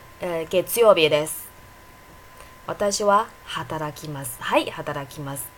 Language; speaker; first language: Japanese; non-native, fluent; Chinese